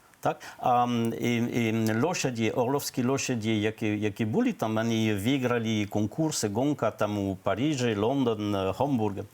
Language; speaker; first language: Ukrainian; non-native, learner; French